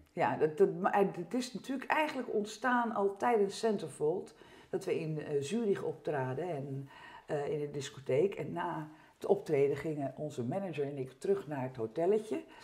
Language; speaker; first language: Dutch; early bilingual, heritage; French